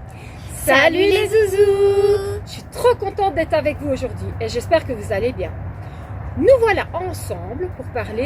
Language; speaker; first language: French; native; French